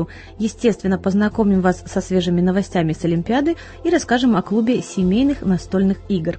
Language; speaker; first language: Russian; native; Russian